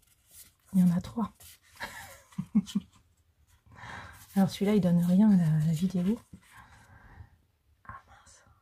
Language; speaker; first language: French; native; French